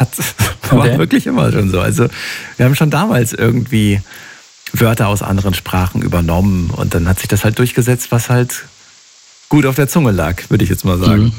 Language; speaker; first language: German; native; German